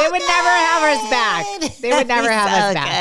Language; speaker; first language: English; native; English